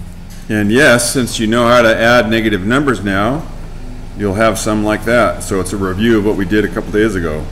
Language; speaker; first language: English; native; English